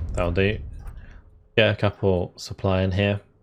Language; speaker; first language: English; native; English